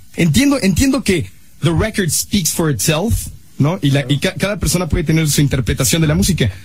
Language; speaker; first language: Spanish; native; Spanish